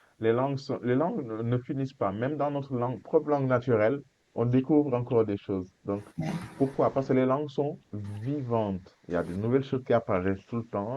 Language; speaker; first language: French; non-native, fluent; Portuguese